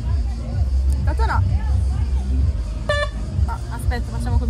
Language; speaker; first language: Italian; native; Italian